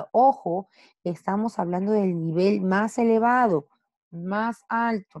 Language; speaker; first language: Spanish; native; Spanish